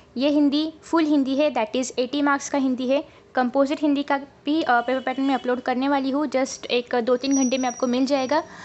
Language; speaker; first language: Hindi; non-native, local second language; Marathi